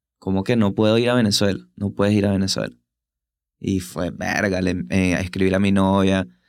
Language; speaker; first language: Spanish; native; Spanish